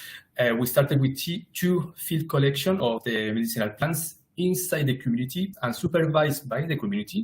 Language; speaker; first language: English; non-native, fluent; Spanish